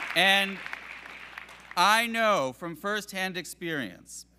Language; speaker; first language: English; native; English